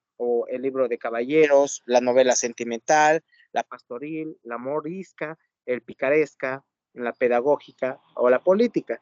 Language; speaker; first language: Spanish; native; Spanish